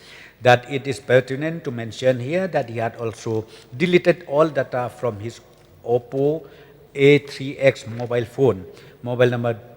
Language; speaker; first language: English; non-native, local second language; Khasi